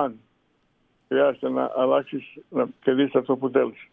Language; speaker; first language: Greek; non-native, fluent; Serbian